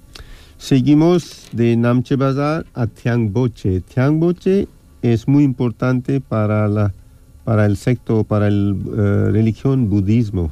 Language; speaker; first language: Spanish; non-native, fluent; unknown